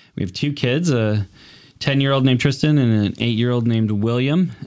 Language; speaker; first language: English; native; English